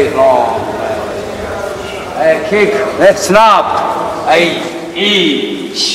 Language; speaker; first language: English; non-native, learner; Japanese